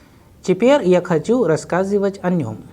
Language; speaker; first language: Russian; non-native, fluent; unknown